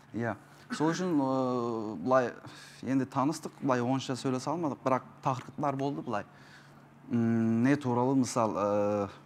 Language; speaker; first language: Kazakh; non-native, fluent; Turkish